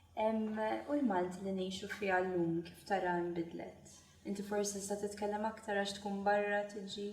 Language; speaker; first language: Maltese; native; Maltese